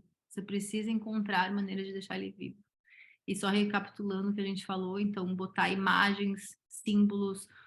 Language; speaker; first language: Portuguese; native; Portuguese